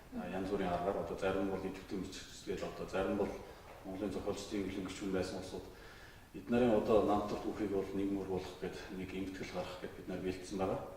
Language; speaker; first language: Mongolian; non-native, local second language; Kazakh